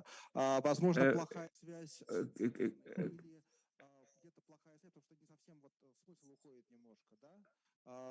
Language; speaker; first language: Russian; native; Russian